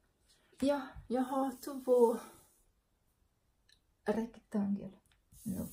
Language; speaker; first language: Swedish; non-native, learner; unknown